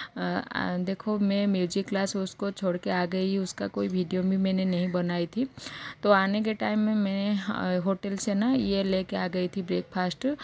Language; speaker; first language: Hindi; native; Hindi